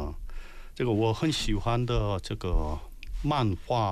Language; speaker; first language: Chinese; non-native, learner; Korean